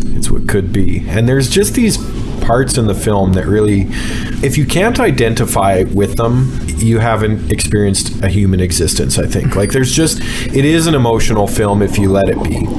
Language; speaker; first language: English; native; English